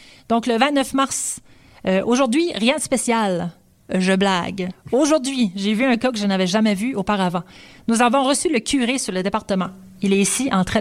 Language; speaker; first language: French; native; French